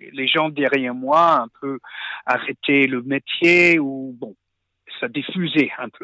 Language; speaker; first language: French; non-native, fluent; English